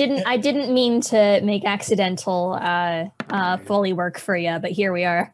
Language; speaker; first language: English; native; English